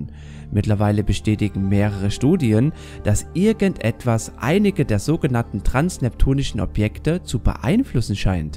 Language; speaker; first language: German; native; German